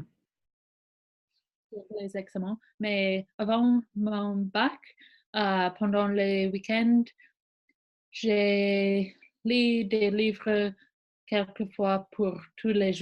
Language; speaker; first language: French; non-native, learner; English